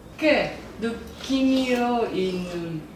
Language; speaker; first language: Korean; non-native, learner; Japanese